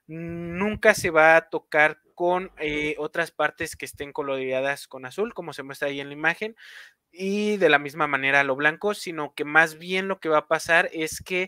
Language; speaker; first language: Spanish; native; Spanish